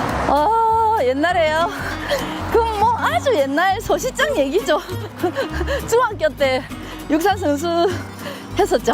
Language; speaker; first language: Korean; native; Korean